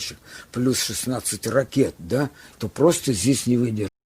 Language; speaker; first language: Russian; native; Russian